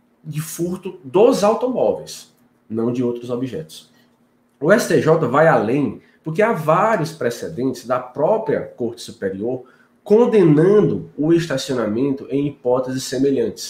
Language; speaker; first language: Portuguese; native; Portuguese